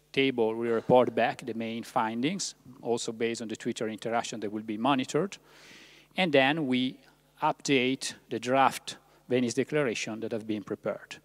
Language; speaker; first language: English; non-native, fluent; Italian